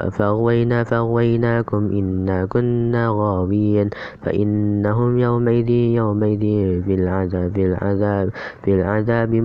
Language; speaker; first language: Arabic; non-native, learner; Indonesian